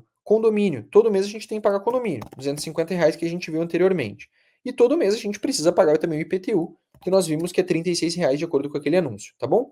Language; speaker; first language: Portuguese; native; Portuguese